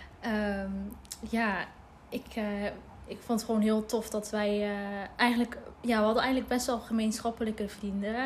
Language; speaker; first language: Dutch; early bilingual, other home language; Somali